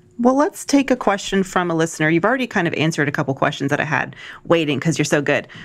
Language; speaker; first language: English; native; English